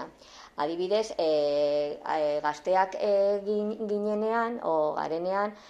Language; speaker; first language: Basque; non-native, local second language; Spanish